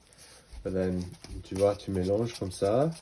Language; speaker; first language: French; non-native, learner; English